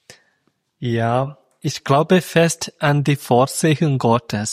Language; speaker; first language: German; non-native, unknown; Malayalam